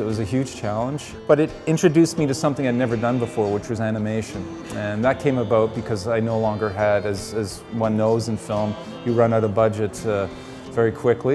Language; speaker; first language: English; native; English